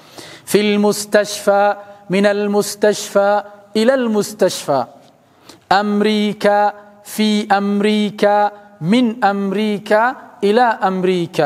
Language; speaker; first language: Arabic; non-native, fluent; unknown